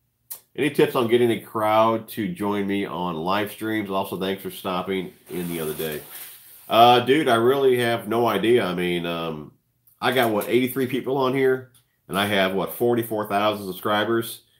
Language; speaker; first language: English; native; English